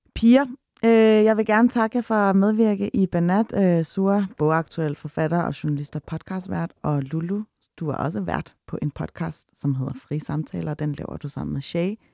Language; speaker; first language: Danish; early bilingual, other home language; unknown